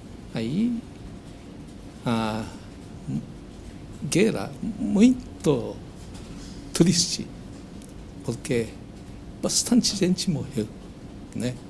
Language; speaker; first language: Portuguese; non-native, learner; Japanese